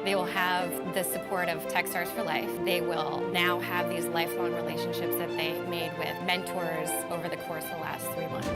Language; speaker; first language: English; native; English